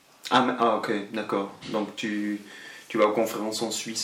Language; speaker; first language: French; non-native, local second language; German